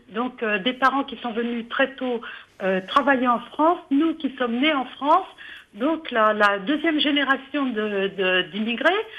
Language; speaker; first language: French; native; French